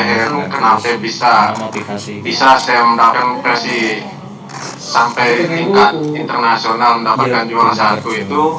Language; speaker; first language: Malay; non-native, local second language; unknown